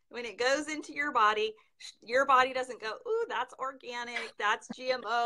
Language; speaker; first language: English; native; English